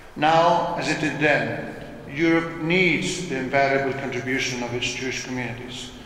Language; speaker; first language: English; non-native, fluent; Spanish